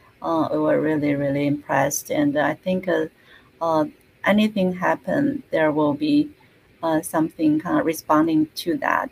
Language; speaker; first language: English; non-native, fluent; Chinese